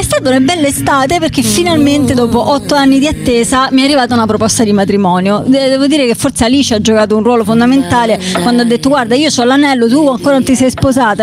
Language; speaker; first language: Italian; native; Italian